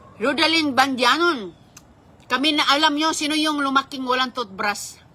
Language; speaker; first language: Filipino; non-native, local second language; Cebuano